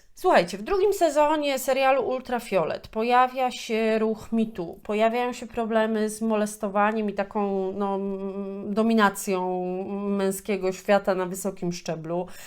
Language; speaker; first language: Polish; native; Polish